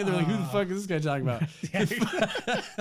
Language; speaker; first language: English; native; English